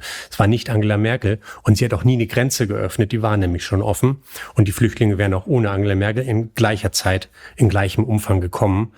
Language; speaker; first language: German; native; German